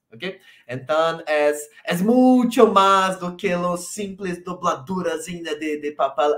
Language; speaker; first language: Spanish; non-native, local second language; Portuguese